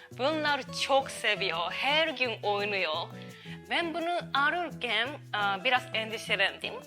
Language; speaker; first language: Turkish; non-native, learner; Japanese